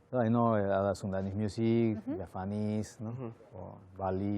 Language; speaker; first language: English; non-native, learner; Spanish